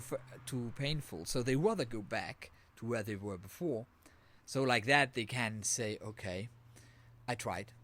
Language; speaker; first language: English; non-native, fluent; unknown